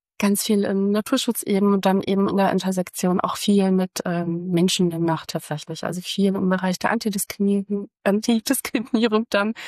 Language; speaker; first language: German; early bilingual, other home language; Croatian